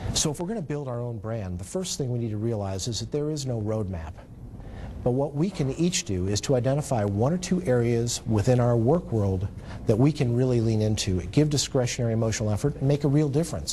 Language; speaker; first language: English; native; English